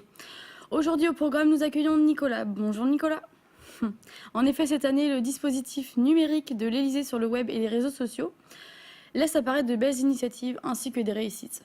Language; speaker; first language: French; native; French